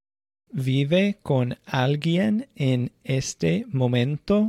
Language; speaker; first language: Spanish; non-native, fluent; English